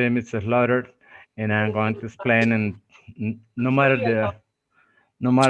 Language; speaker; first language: English; non-native, fluent; Spanish